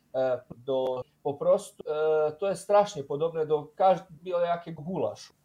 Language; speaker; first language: Polish; non-native, learner; Croatian